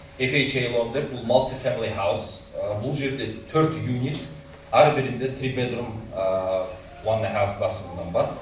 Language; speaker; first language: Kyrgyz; native; Kyrgyz